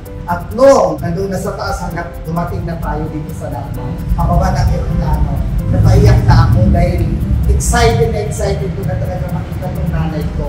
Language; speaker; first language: Filipino; non-native, local second language; Cebuano